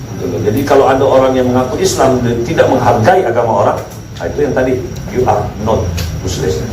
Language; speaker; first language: Indonesian; native; Indonesian